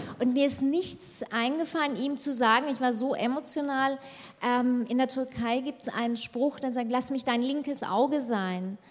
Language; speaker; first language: German; early bilingual, other home language; Turkish